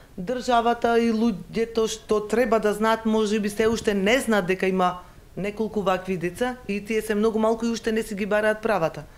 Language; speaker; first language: Macedonian; native; Macedonian